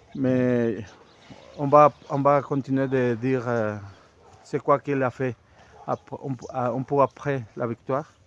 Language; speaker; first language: French; non-native, fluent; Spanish